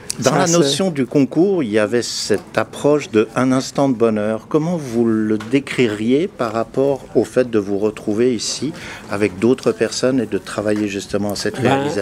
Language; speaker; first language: French; native; French